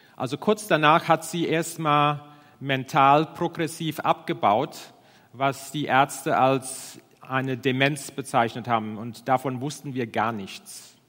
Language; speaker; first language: German; non-native, fluent; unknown